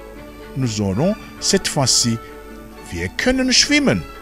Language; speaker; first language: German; non-native, fluent; Rundi